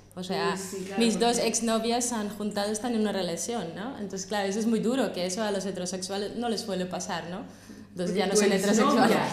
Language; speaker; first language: Spanish; non-native, fluent; Russian